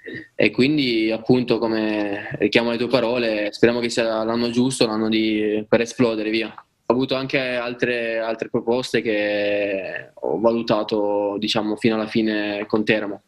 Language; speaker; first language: Italian; native; Italian